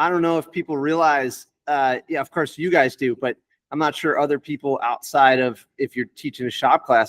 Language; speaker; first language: English; native; English